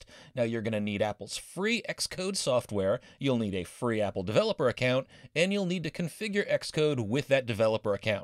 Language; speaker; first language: English; native; English